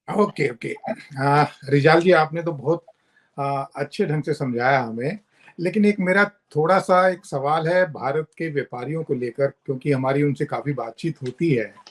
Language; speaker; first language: Hindi; native; Hindi